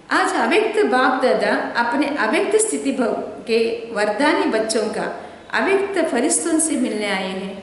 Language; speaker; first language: Hindi; non-native, local second language; Telugu